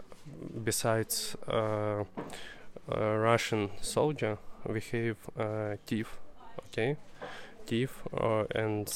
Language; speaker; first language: English; non-native, learner; Russian